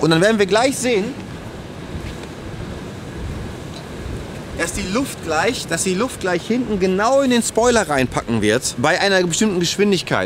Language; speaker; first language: German; native; German